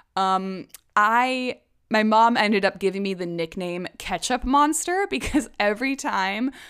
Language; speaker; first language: English; early bilingual, other home language; Czech